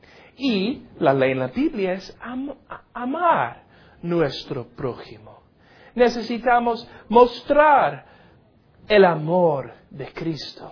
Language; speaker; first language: Spanish; non-native, learner; English